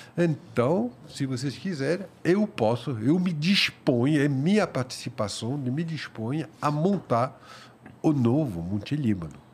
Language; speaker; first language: Portuguese; non-native, fluent; French